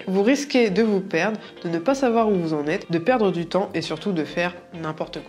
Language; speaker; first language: French; native; French